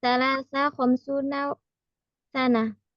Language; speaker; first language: Arabic; non-native, learner; Indonesian